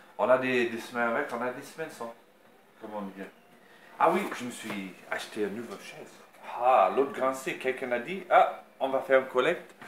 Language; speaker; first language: French; non-native, fluent; English